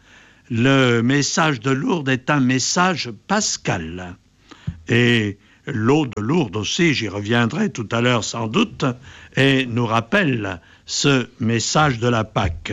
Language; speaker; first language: French; native; French